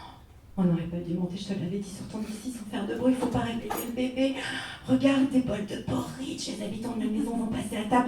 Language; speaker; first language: French; native; French